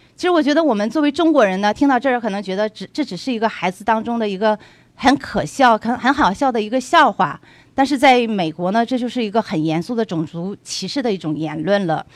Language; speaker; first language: Chinese; native; Chinese